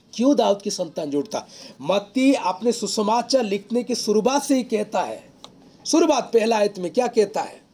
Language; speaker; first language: Hindi; non-native, local second language; Odia